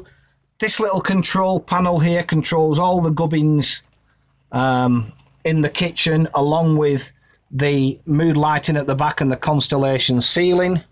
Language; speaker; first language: English; native; English